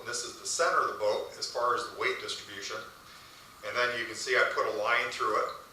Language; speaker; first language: English; native; English